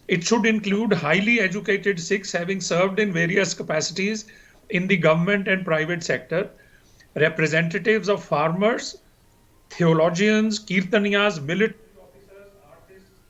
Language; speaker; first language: English; non-native, local second language; Punjabi